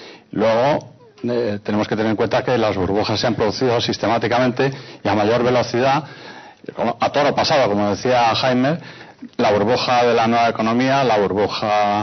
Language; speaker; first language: Spanish; native; Spanish